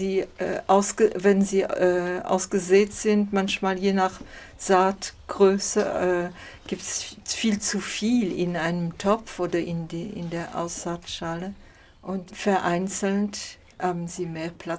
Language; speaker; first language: German; non-native, fluent; French